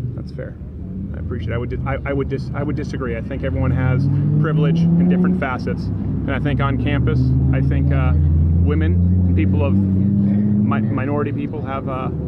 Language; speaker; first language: English; native; English